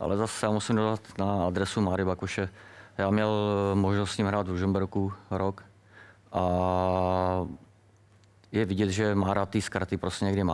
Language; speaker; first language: Czech; native; Czech